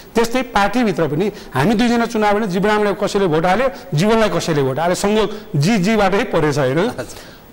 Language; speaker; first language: Nepali; native; Nepali